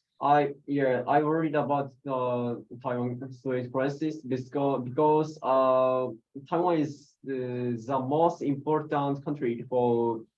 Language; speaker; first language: English; non-native, learner; Japanese